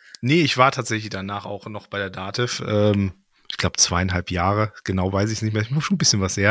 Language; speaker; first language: German; native; German